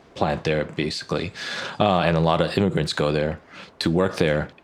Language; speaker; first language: English; early bilingual, other home language; Korean